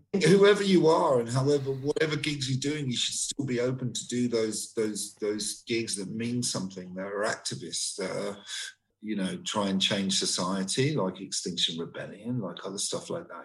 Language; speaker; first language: English; native; English